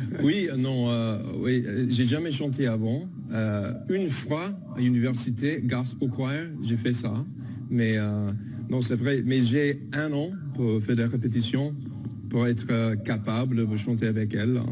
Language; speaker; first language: French; non-native, learner; English